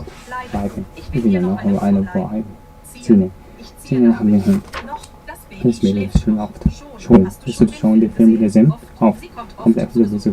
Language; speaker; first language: German; non-native, learner; Japanese